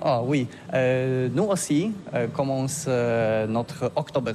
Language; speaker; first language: French; non-native, learner; Polish